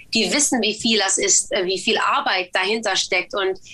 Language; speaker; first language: German; early bilingual, other home language; Swedish